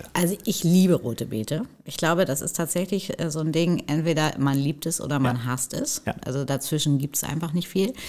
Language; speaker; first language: German; native; German